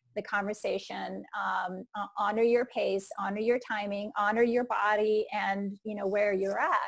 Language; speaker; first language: English; non-native, fluent; Icelandic